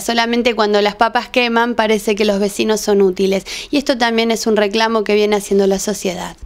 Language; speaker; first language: Spanish; native; Spanish